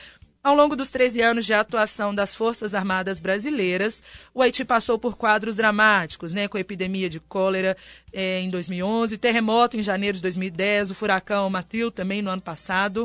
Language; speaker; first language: Portuguese; native; Portuguese